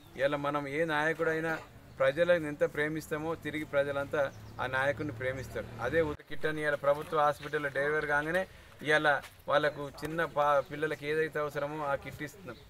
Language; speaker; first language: Telugu; native; Telugu